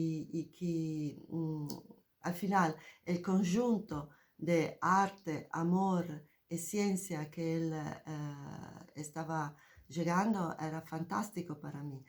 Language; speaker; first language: Spanish; non-native, fluent; Italian